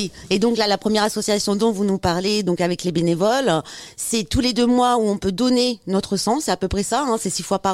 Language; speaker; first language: French; native; French